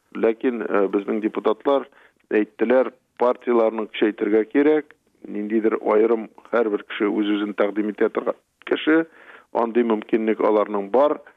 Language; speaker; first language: Tatar; native; Tatar